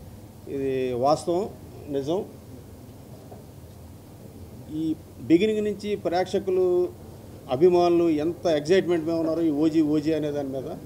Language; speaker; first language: Telugu; native; Telugu